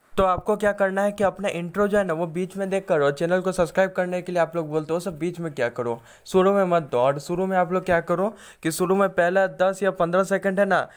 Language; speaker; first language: Hindi; native; Hindi